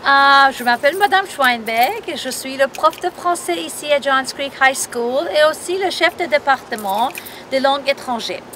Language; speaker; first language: French; non-native, fluent; English